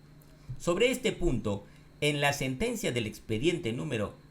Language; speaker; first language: Spanish; native; Spanish